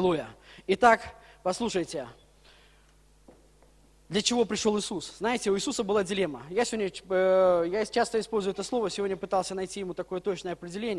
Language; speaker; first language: Russian; native; Russian